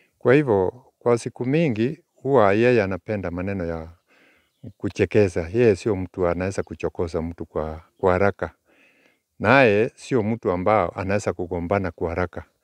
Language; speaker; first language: Swahili; native; Swahili